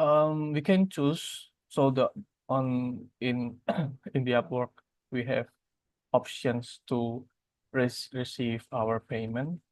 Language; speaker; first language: English; non-native, learner; Indonesian